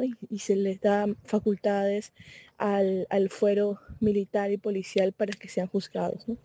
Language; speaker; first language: Spanish; native; Spanish